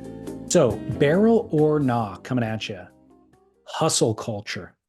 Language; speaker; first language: English; native; English